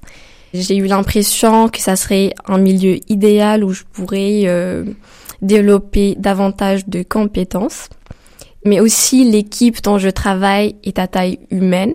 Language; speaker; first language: French; non-native, local second language; Arabic